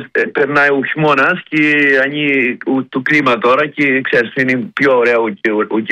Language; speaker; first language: Greek; early bilingual, heritage; Greek